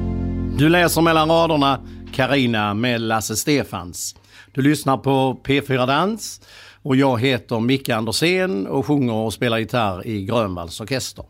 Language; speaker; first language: Swedish; native; Swedish